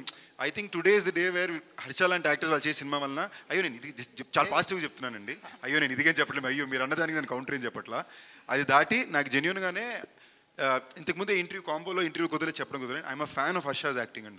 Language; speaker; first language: Telugu; native; Telugu